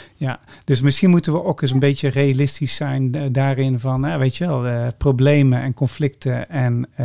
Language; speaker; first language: Dutch; native; Dutch